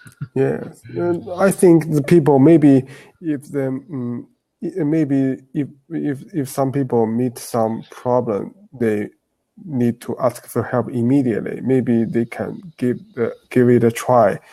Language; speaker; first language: English; non-native, learner; Chinese